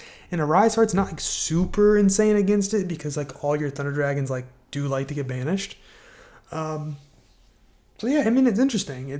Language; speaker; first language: English; native; English